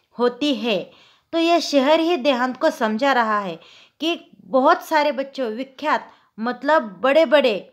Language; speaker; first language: Hindi; non-native, local second language; Marathi